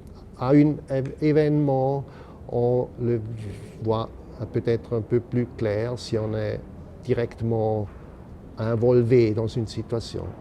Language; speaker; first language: French; non-native, fluent; German